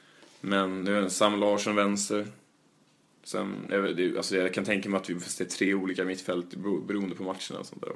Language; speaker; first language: Swedish; native; Swedish